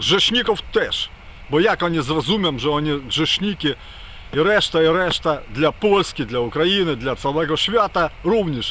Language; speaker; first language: Polish; non-native, fluent; Ukrainian